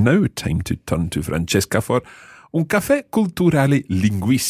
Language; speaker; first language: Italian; non-native, fluent; English